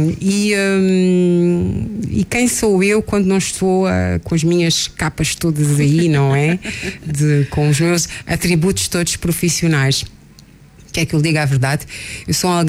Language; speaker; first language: Portuguese; non-native, local second language; Kabuverdianu